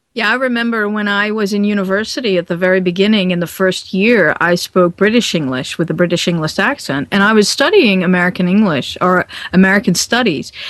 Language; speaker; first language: English; non-native, fluent; Dutch